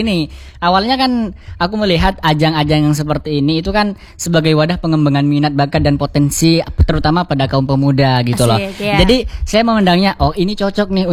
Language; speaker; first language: Indonesian; native; Indonesian